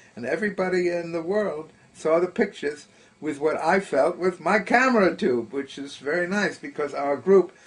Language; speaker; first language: English; early bilingual, other home language; German